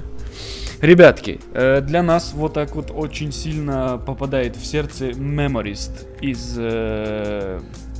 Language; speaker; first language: Russian; native; Russian